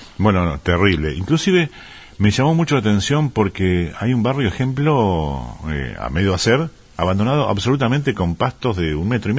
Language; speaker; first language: Spanish; native; Spanish